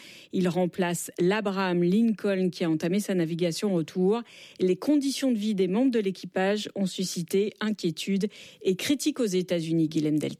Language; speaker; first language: French; native; French